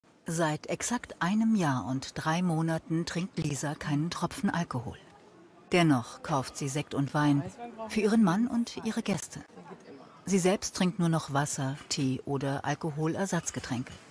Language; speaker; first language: German; native; German